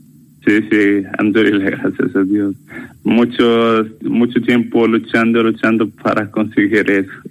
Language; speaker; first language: Spanish; non-native, learner; Arabic